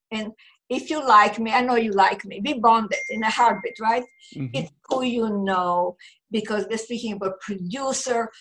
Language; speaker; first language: English; non-native, fluent; German